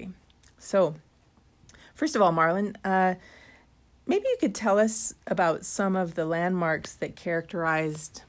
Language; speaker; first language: English; native; English